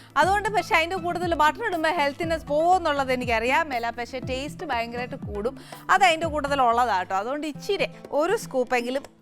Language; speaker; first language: Malayalam; native; Malayalam